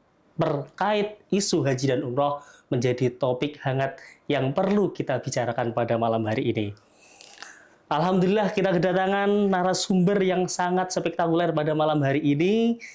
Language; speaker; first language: Indonesian; native; Indonesian